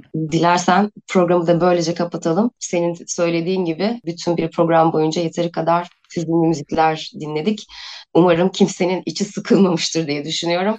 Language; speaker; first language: Turkish; native; Turkish